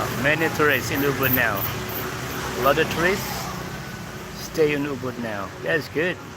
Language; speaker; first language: English; non-native, learner; Indonesian